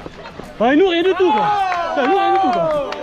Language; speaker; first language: French; native; French